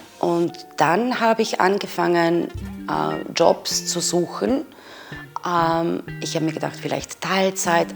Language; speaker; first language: German; non-native, fluent; Serbian